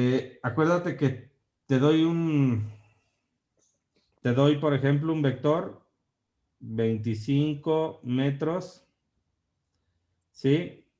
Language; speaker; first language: Spanish; native; Spanish